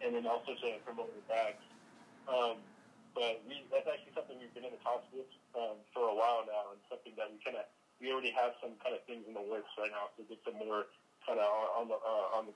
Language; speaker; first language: English; non-native, local second language; Igbo